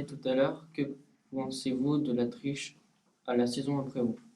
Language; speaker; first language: French; native; French